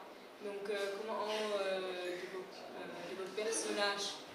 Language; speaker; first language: French; non-native, fluent; Czech